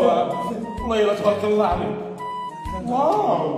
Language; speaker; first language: Arabic; native; Arabic